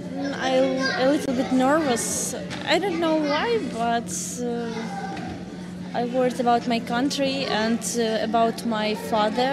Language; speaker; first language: English; non-native, learner; Ukrainian